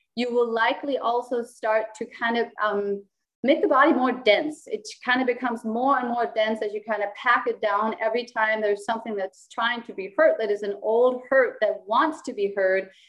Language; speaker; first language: English; non-native, fluent; Danish